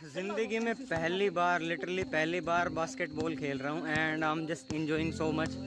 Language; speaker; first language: Hindi; native; Hindi